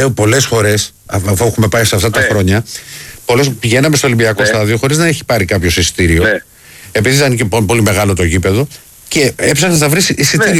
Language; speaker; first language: Greek; native; Greek